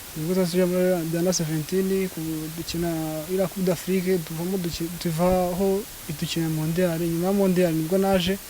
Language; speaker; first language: Kinyarwanda; native; Kinyarwanda